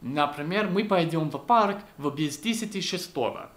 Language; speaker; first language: Russian; non-native, fluent; English